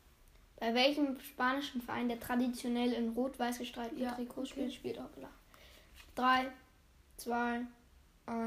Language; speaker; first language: German; native; German